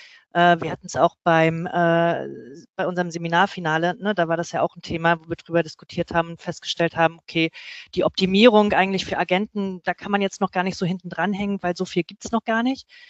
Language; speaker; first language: German; native; German